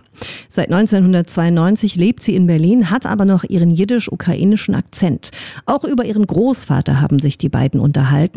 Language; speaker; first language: German; native; German